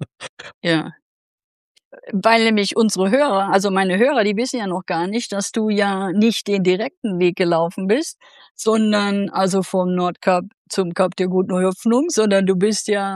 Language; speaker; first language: German; native; German